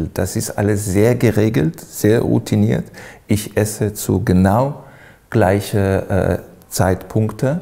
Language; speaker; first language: German; non-native, fluent; Hebrew